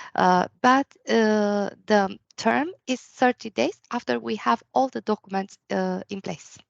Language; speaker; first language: English; non-native, fluent; Romanian